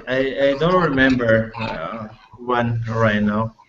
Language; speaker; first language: English; non-native, learner; Portuguese